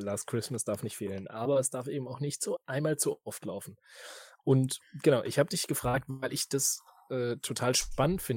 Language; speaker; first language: German; native; German